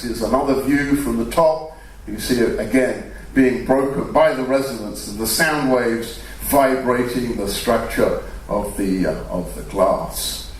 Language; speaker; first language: English; native; English